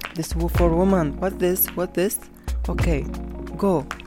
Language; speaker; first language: English; non-native, learner; Arabic